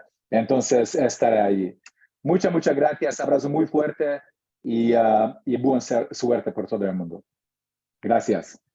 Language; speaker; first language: Spanish; non-native, learner; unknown